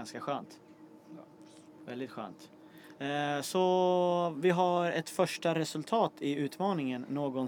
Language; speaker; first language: Swedish; native; Swedish